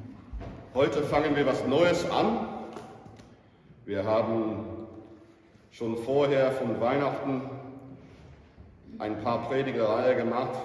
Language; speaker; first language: German; non-native, fluent; English